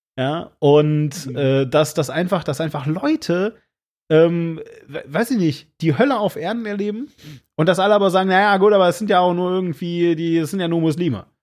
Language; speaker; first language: German; native; German